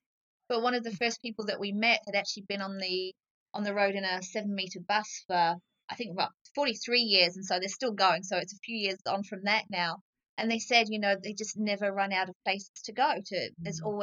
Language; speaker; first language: English; native; English